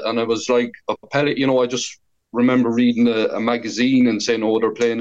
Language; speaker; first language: English; native; English